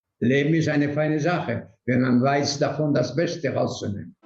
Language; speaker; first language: German; non-native, fluent; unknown